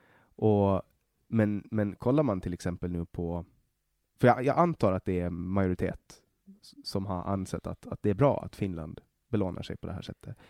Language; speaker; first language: Swedish; native; Swedish